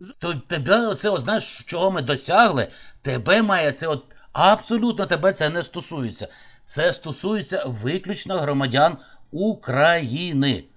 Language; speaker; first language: Ukrainian; native; Ukrainian